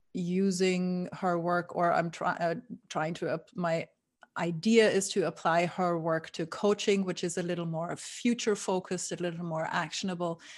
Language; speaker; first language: English; non-native, fluent; German